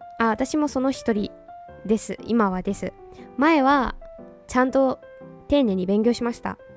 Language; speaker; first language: Japanese; non-native, fluent; Burmese